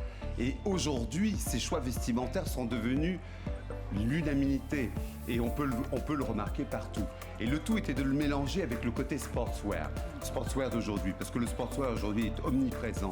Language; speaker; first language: French; native; French